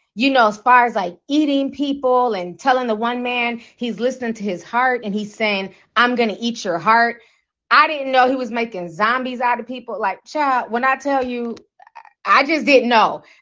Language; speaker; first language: English; native; English